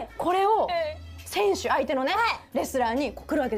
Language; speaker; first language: Japanese; native; Japanese